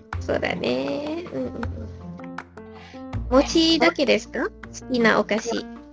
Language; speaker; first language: Japanese; non-native, learner; Malay